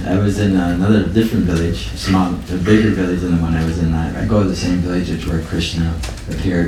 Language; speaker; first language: English; native; English